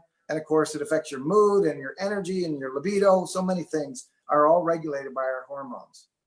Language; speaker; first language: English; native; English